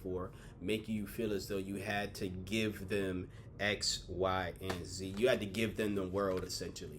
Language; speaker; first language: English; native; English